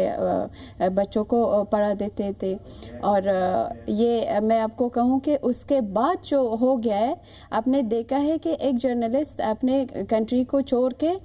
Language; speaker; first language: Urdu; non-native, fluent; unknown